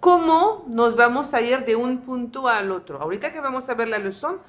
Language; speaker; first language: Spanish; non-native, fluent; French